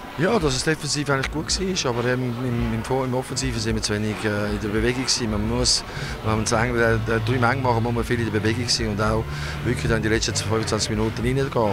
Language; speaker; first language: German; native; German